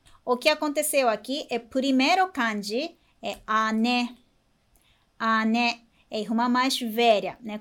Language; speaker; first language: Portuguese; non-native, fluent; Japanese